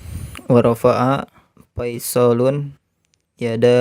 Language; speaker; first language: Arabic; non-native, learner; Indonesian